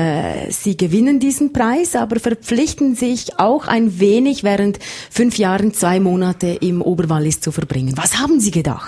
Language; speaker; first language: German; native; German